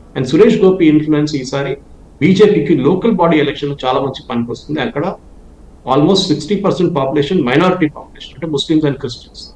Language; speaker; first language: Telugu; non-native, local second language; Malayalam